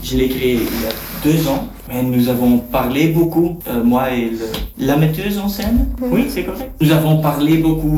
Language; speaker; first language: French; non-native, learner; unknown